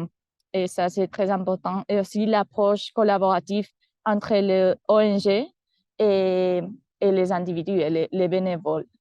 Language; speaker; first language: French; non-native, fluent; Spanish